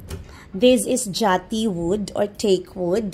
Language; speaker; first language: English; non-native, local second language; Hiligaynon